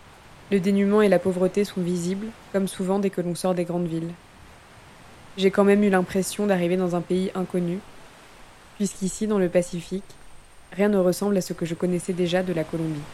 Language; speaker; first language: French; native; French